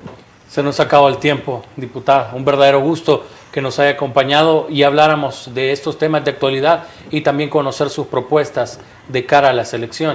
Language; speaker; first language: Spanish; native; Spanish